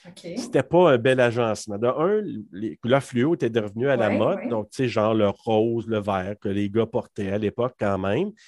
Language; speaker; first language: French; native; French